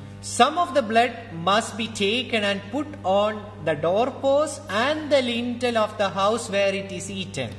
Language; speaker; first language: English; non-native, local second language; Malayalam